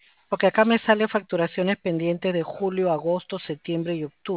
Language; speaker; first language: Spanish; native; Spanish